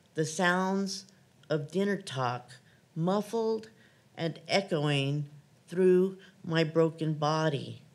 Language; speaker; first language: English; native; English